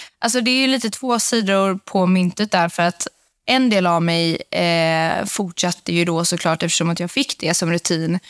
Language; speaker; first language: Swedish; native; Swedish